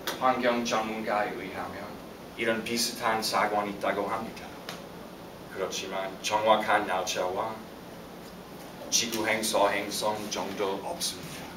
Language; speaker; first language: Korean; non-native, fluent; English